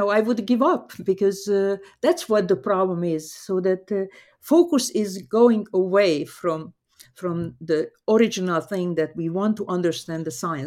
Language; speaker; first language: English; non-native, fluent; Hungarian